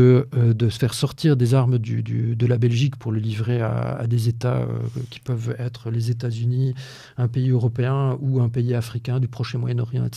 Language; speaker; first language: French; native; French